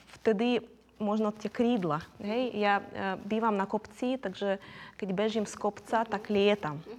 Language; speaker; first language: Slovak; non-native, fluent; Ukrainian